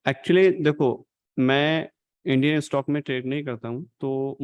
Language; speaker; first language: Hindi; native; Hindi